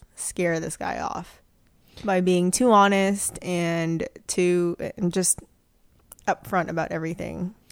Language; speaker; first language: English; non-native, local second language; Filipino